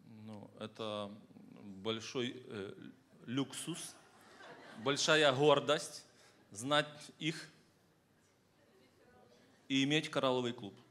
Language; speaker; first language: Polish; non-native, learner; Russian